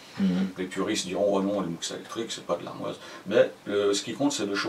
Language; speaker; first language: French; native; French